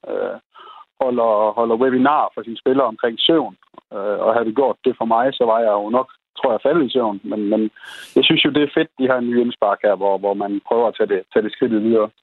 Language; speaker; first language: Danish; native; Danish